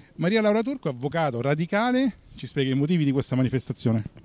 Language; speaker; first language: Italian; native; Italian